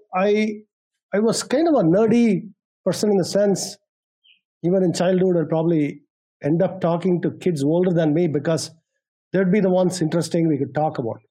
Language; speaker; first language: English; non-native, local second language; Tamil